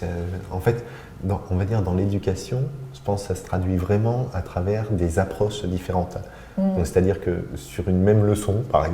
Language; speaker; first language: French; native; French